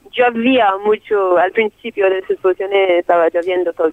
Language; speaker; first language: Spanish; non-native, fluent; French